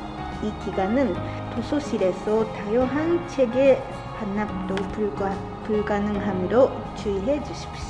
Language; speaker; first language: Korean; non-native, fluent; Japanese